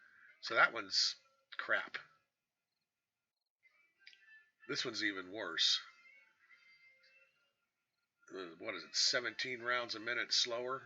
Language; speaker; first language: English; native; English